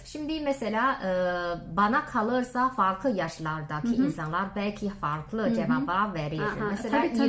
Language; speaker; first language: Turkish; non-native, learner; Chinese